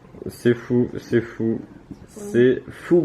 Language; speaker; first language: French; native; French